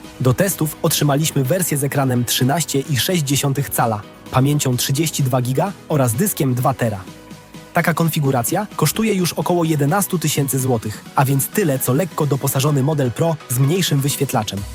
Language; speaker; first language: Polish; native; Polish